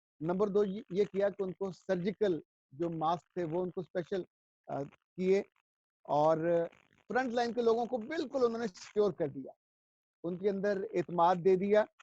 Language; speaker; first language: Urdu; non-native, local second language; Punjabi